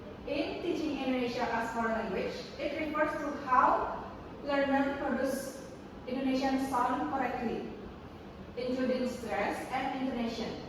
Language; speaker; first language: English; non-native, learner; Indonesian